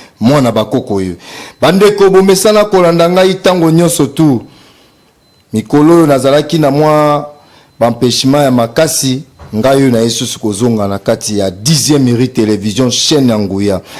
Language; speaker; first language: Lingala; native; Lingala